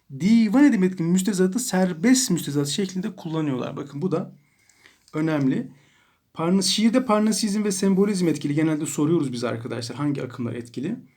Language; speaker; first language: Turkish; native; Turkish